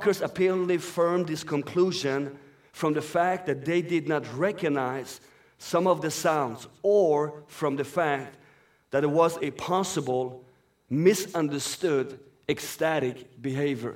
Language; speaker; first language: English; non-native, fluent; Persian